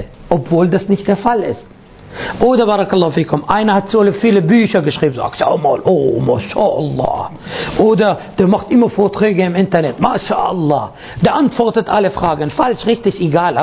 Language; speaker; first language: German; non-native, fluent; Arabic